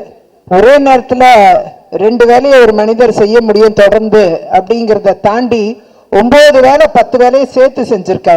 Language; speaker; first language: Tamil; native; Tamil